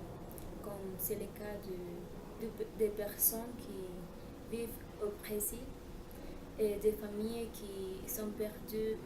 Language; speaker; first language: French; non-native, learner; Spanish